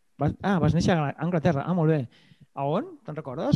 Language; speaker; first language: Catalan; native; Catalan